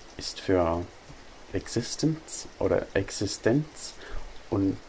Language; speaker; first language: German; non-native, learner; English